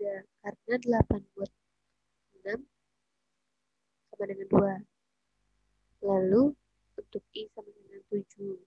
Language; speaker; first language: Indonesian; native; Indonesian